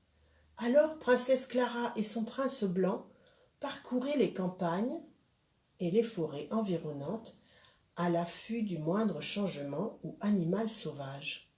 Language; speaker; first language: French; native; French